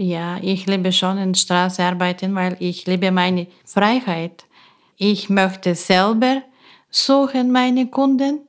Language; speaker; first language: German; non-native, learner; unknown